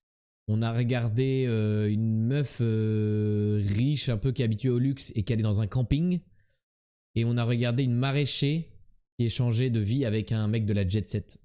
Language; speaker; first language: French; native; French